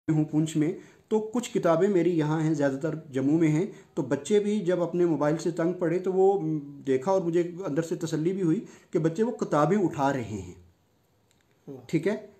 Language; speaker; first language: Urdu; non-native, local second language; Punjabi